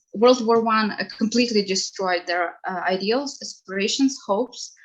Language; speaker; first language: English; non-native, fluent; Ukrainian